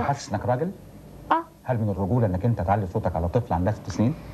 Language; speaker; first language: Arabic; native; Arabic